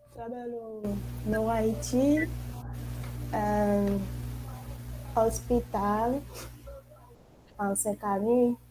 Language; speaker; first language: Portuguese; non-native, learner; Haitian Creole